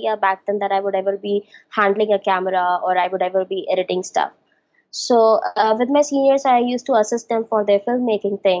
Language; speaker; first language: English; non-native, local second language; Hindi